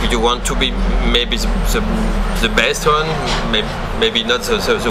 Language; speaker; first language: English; non-native, learner; French